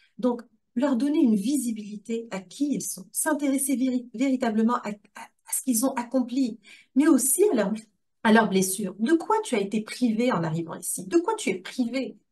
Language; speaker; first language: French; non-native, local second language; Arabic